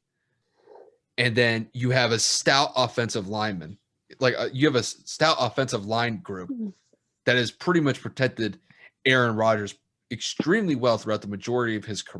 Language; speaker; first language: English; native; English